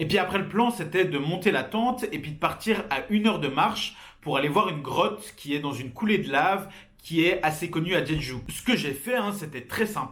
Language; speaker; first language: French; native; French